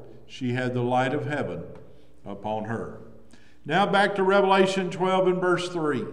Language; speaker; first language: English; native; English